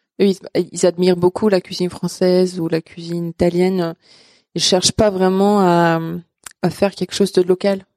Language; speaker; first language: French; non-native, fluent; Swedish